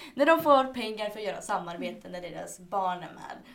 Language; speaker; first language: Swedish; early bilingual, other home language; Spanish